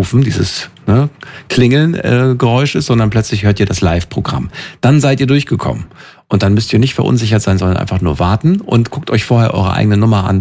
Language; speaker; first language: German; native; German